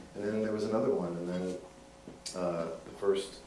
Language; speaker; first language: English; native; English